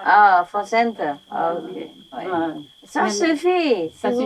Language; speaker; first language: French; non-native, learner; Vietnamese